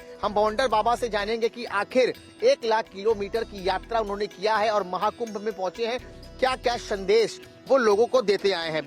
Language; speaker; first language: Hindi; native; Hindi